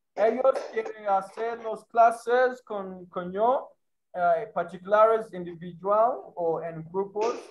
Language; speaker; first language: Spanish; non-native, learner; English